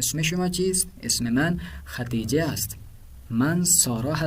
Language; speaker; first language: Persian; non-native, fluent; Urdu